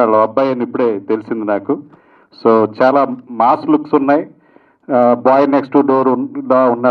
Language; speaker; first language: Telugu; native; Telugu